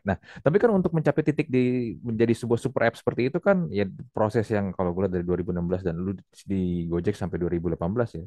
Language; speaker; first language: Indonesian; native; Indonesian